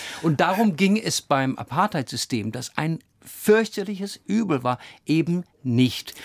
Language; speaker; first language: German; early bilingual, other home language; English